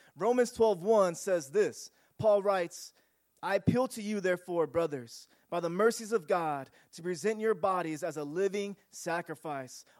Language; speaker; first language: English; native; English